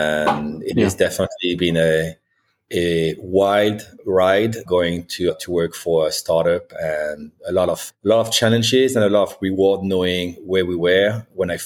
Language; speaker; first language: English; non-native, fluent; French